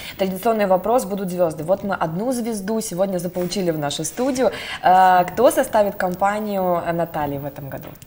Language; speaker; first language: Russian; native; Russian